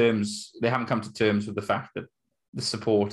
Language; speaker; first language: English; native; English